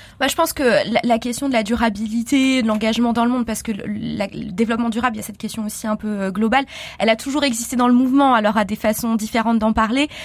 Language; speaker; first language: French; native; French